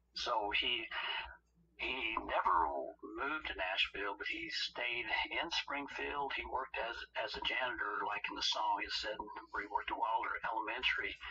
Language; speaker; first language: English; native; English